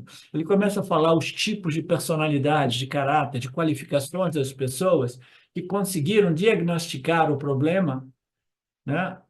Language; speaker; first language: Portuguese; native; Portuguese